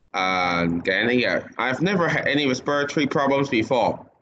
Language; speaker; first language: English; non-native, local second language; Cantonese